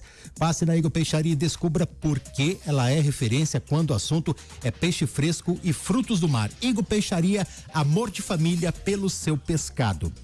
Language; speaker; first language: Portuguese; native; Portuguese